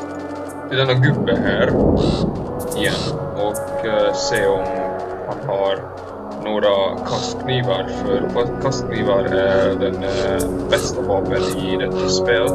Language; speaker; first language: Swedish; non-native, learner; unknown